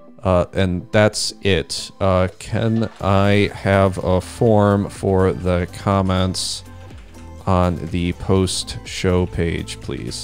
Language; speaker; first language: English; native; English